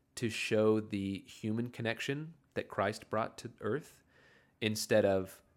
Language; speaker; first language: English; native; English